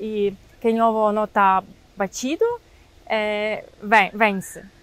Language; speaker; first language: Portuguese; non-native, fluent; Ukrainian